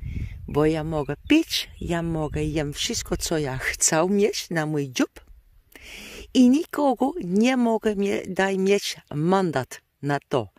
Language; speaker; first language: Polish; non-native, learner; Dutch